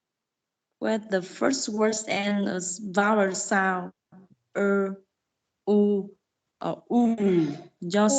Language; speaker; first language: English; non-native, learner; Vietnamese